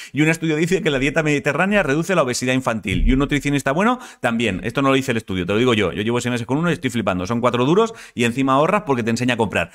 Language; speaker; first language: Spanish; native; Spanish